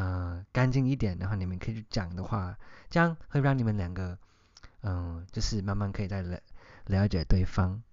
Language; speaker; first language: Chinese; early bilingual, heritage; English